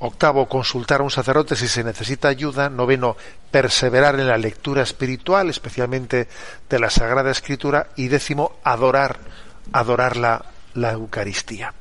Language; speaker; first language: Spanish; native; Spanish